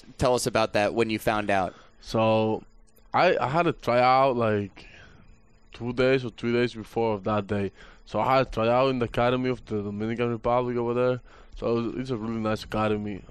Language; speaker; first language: English; non-native, fluent; Spanish